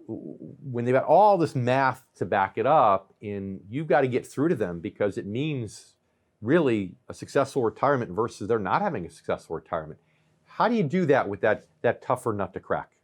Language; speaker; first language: English; native; English